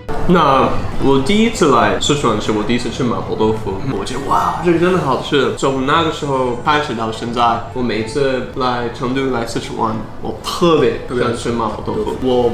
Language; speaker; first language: Chinese; non-native, fluent; English